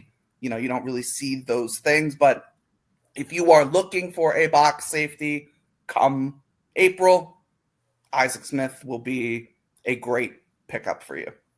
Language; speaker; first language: English; native; English